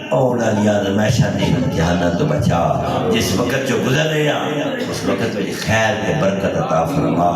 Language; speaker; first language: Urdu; non-native, local second language; Punjabi